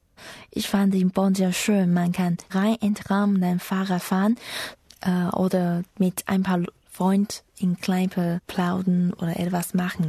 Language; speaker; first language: German; non-native, learner; Chinese